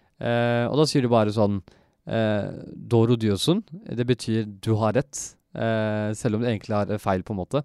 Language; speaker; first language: Norwegian; early bilingual, other home language; Turkish